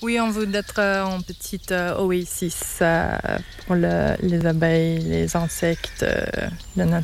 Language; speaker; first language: French; non-native, learner; English